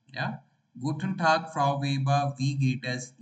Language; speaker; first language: German; non-native, learner; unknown